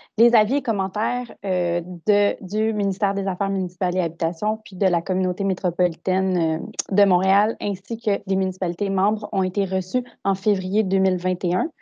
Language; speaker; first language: French; native; French